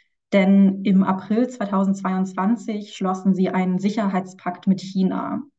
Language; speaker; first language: German; native; German